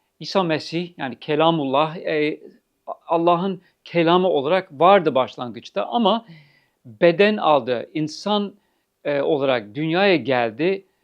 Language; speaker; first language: Turkish; non-native, fluent; English